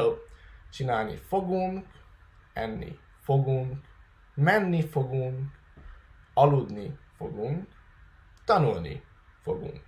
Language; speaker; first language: Hungarian; non-native, fluent; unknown